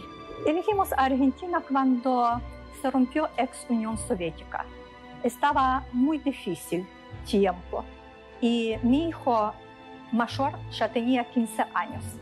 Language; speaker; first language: Spanish; non-native, learner; Ukrainian